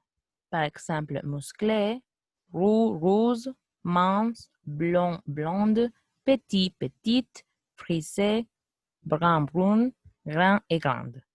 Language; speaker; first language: French; non-native, fluent; Spanish